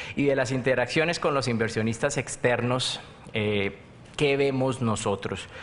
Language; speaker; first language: Spanish; native; Spanish